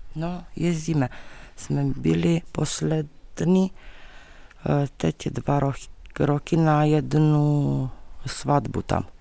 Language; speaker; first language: Czech; early bilingual, heritage; Czech